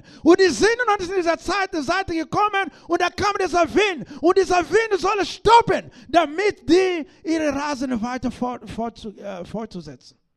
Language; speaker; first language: German; non-native, learner; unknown